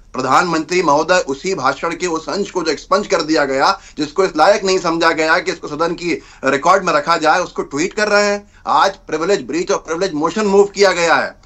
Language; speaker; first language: Hindi; native; Hindi